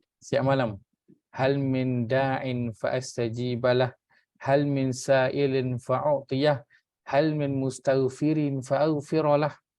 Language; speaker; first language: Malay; native; Malay